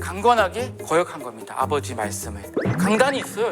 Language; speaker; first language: Korean; native; Korean